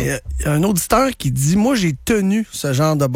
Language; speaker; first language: French; native; French